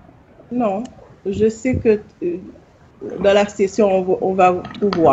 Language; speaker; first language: French; non-native, local second language; Haitian Creole